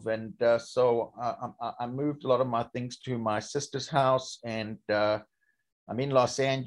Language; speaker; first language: English; native; English